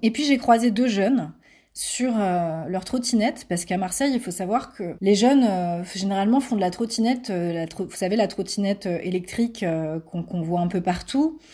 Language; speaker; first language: French; native; French